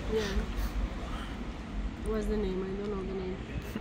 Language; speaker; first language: English; non-native, fluent; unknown